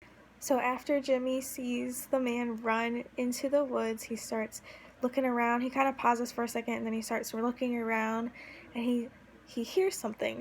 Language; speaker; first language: English; native; English